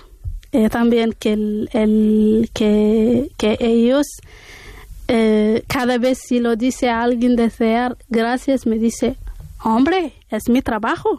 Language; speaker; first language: Spanish; non-native, learner; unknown